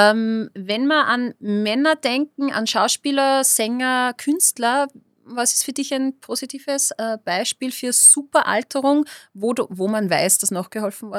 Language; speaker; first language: German; native; German